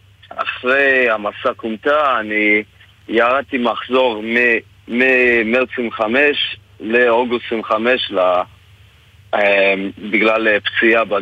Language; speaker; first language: Hebrew; non-native, fluent; English